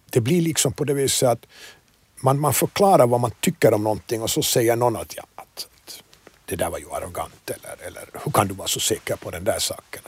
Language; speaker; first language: Swedish; native; Swedish